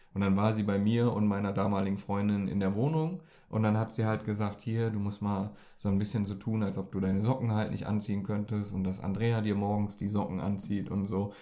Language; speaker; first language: German; early bilingual, other home language; Turkish